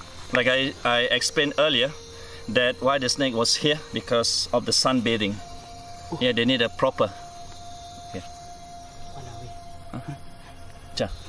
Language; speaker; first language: English; non-native, fluent; Malay